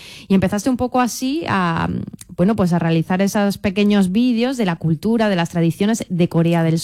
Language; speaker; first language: Spanish; native; Spanish